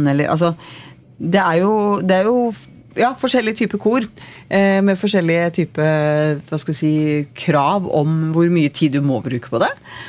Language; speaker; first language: Norwegian; native; Norwegian